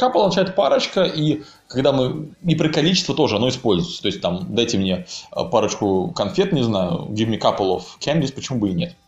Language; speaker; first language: Russian; native; Russian